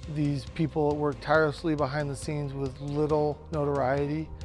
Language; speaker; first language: English; native; English